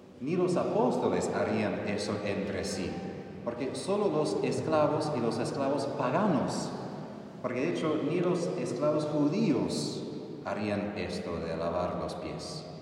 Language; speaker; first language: Spanish; non-native, fluent; English